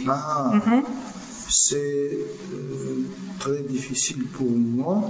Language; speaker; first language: French; non-native, learner; Russian